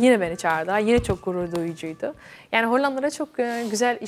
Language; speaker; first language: Turkish; early bilingual, heritage; Dutch